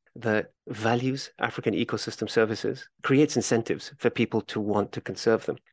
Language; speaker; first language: English; native; English